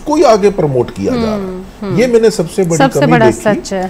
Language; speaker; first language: Hindi; native; Hindi